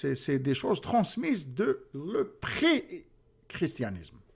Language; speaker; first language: French; non-native, local second language; Arabic